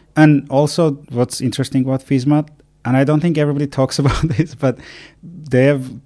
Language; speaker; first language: English; non-native, fluent; Armenian